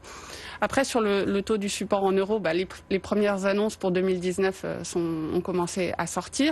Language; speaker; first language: French; native; French